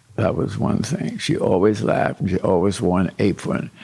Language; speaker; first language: English; early bilingual, other home language; German